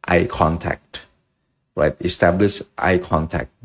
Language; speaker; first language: English; non-native, fluent; Indonesian